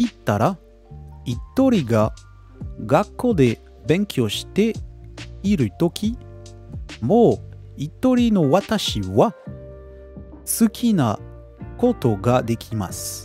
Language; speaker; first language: Japanese; non-native, learner; French